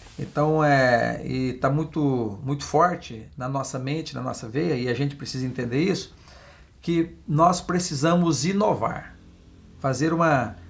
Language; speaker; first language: Portuguese; native; Portuguese